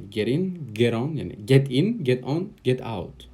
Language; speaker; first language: English; non-native, fluent; Uzbek